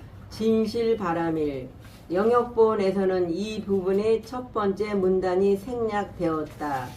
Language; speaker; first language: Korean; native; Korean